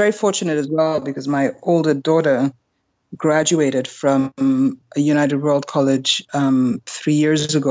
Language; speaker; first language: English; non-native, local second language; German